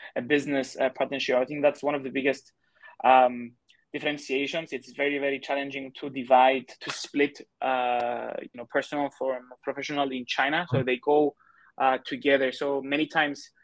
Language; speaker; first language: English; non-native, fluent; Greek